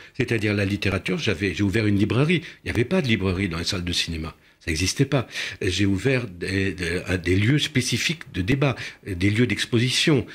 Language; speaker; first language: French; early bilingual, other home language; Romanian